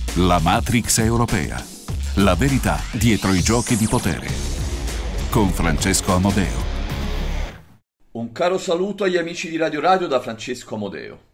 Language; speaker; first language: Italian; native; Italian